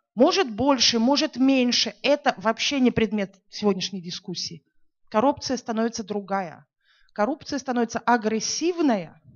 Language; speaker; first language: Russian; native; Russian